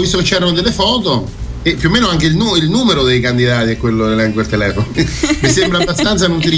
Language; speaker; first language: Italian; native; Italian